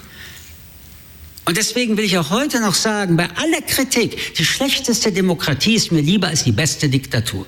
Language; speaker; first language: German; early bilingual, other home language; French